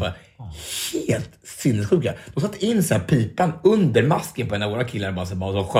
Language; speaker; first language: Swedish; native; Swedish